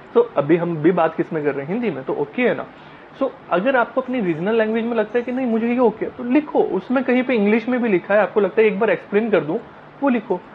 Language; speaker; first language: Hindi; native; Hindi